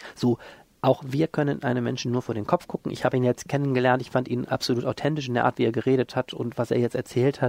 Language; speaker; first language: German; native; German